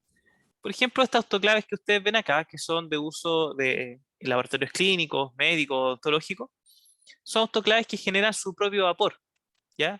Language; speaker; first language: Spanish; native; Spanish